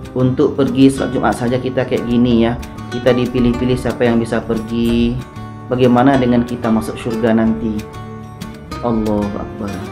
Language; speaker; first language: Malay; native; Malay